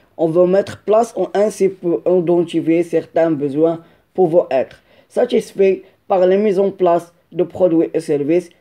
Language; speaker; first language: French; non-native, local second language; Arabic